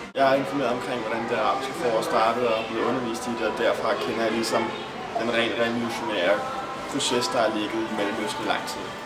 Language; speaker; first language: Danish; native; Danish